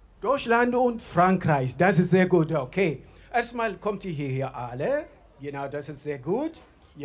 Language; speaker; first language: German; non-native, fluent; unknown